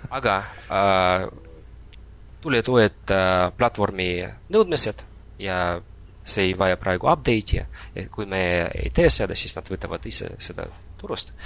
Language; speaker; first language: Estonian; non-native, local second language; Russian